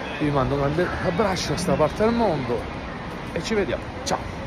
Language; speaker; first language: Italian; native; Italian